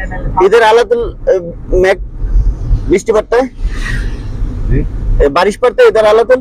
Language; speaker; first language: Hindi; non-native, learner; Bangla